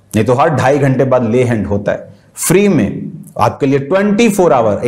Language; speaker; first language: Hindi; native; Hindi